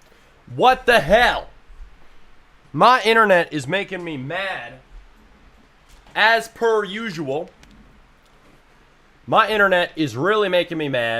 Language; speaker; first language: English; native; English